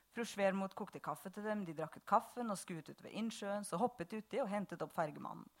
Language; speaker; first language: English; non-native, fluent; Bosnian